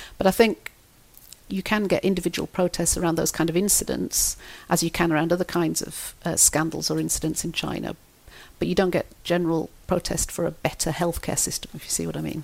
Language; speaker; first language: English; native; English